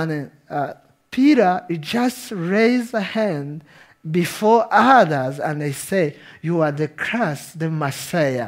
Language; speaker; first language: English; non-native, local second language; Kinyarwanda